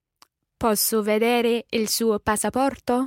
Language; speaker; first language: Italian; non-native, learner; English